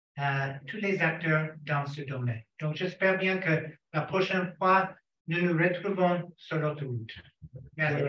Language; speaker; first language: French; non-native, fluent; English